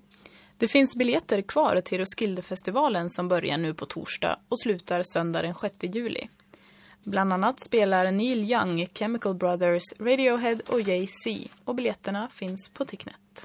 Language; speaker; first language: Swedish; native; Swedish